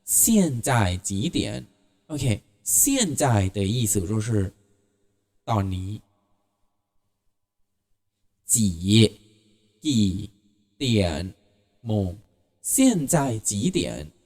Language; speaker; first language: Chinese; non-native, fluent; Thai